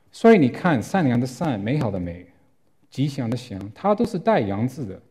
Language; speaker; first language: Chinese; non-native, fluent; English